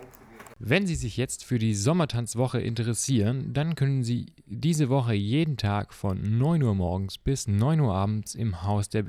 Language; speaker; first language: German; native; German